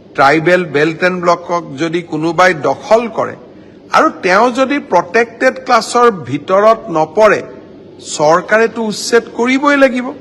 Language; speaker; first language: Assamese; native; Assamese